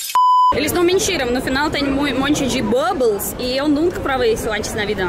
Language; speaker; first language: Portuguese; non-native, fluent; Russian